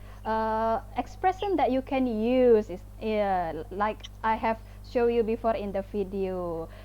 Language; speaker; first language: English; non-native, fluent; Indonesian